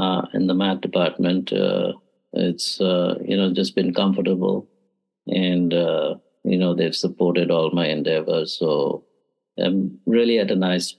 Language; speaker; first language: English; native; English